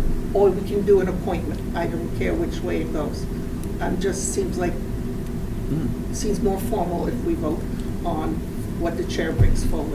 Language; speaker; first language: English; native; English